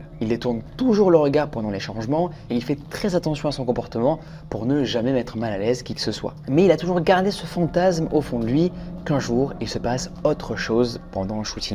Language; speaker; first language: French; native; French